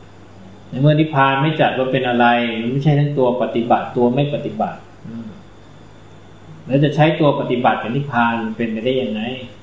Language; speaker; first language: Thai; native; Thai